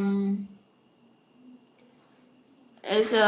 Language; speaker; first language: English; non-native, learner; Vietnamese